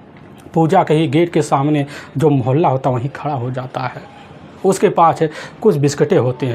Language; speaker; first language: Hindi; native; Hindi